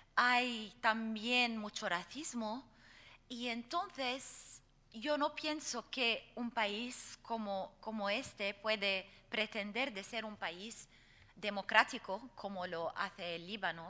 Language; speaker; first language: Spanish; non-native, fluent; Arabic